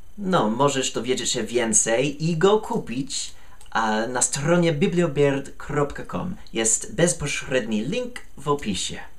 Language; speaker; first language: Polish; non-native, fluent; English